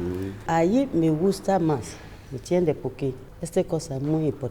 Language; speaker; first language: Spanish; non-native, learner; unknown